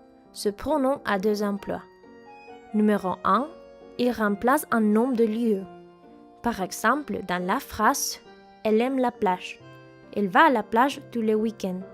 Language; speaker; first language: French; non-native, fluent; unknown